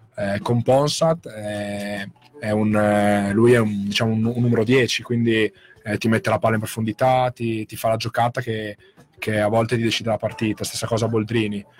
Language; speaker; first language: Italian; native; Italian